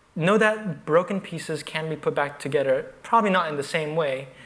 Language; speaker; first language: English; native; English